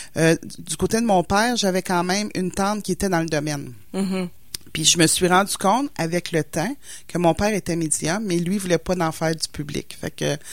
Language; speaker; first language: French; native; French